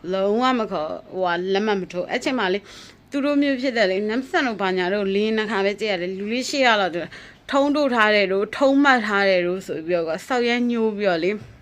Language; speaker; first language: Burmese; native; Burmese